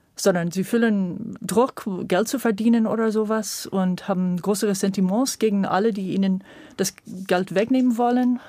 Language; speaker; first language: German; non-native, fluent; English